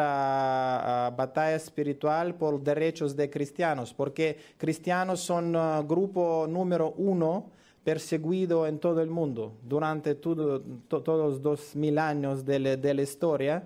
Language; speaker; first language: Spanish; non-native, learner; Russian